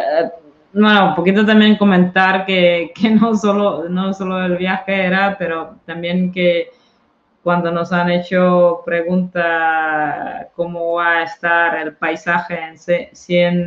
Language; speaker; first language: Spanish; non-native, fluent; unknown